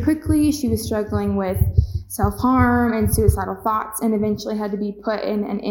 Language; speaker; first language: English; native; English